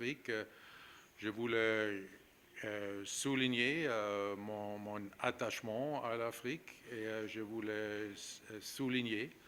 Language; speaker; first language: French; non-native, fluent; German